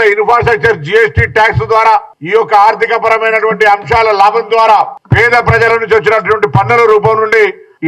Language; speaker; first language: Telugu; native; Telugu